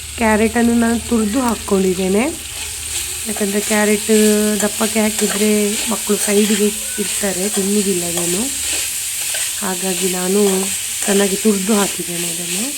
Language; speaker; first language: Kannada; non-native, local second language; Tulu